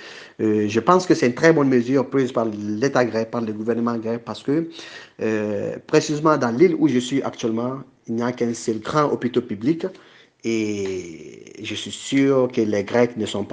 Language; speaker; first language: French; non-native, local second language; Bambara